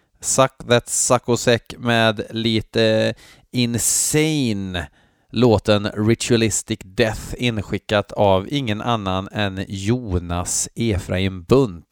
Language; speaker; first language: Swedish; native; Swedish